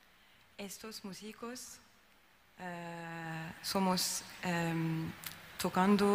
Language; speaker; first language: Spanish; non-native, learner; French